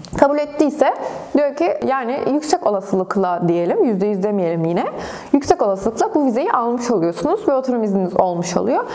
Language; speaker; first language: Turkish; native; Turkish